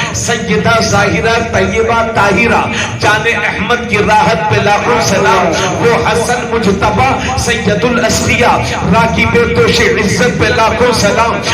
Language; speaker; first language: Urdu; native; Urdu